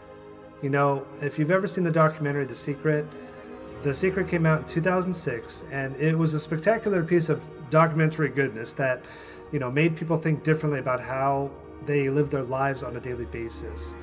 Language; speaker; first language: English; native; English